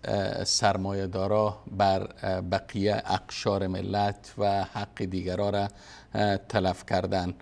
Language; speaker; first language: Persian; native; Persian